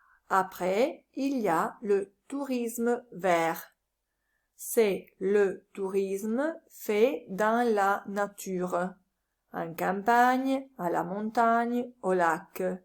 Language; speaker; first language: French; non-native, learner; Italian